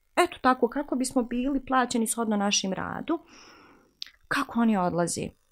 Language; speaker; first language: Bosnian; native; Bosnian